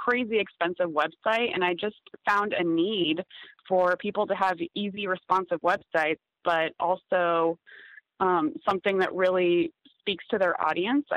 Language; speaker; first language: English; native; English